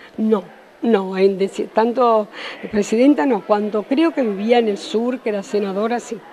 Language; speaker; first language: Spanish; early bilingual, other home language; Italian